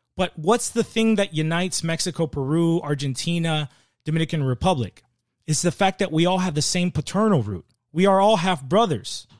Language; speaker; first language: English; early bilingual, other home language; Spanish